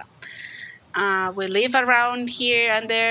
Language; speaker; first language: English; non-native, fluent; Spanish